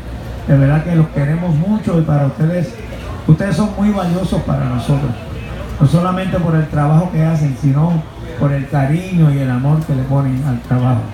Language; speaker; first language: Spanish; native; Spanish